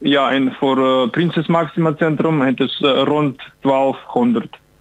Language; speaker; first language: Dutch; non-native, learner; Ukrainian